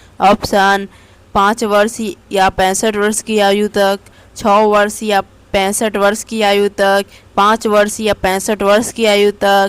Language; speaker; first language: Hindi; native; Hindi